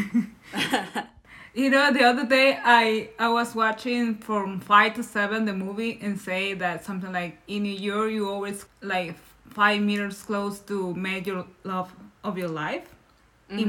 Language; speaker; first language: English; non-native, learner; Spanish